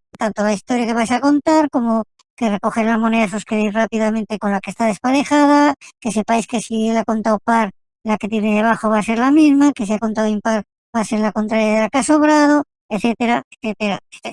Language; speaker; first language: Spanish; native; Spanish